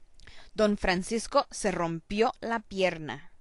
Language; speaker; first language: Spanish; non-native, learner; English